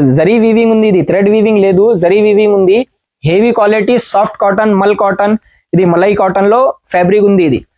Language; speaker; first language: Telugu; non-native, learner; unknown